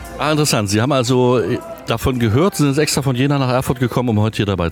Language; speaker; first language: German; native; German